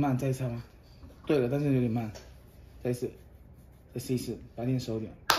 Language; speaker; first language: Chinese; native; Chinese